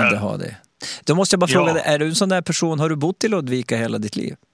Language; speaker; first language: Swedish; native; Swedish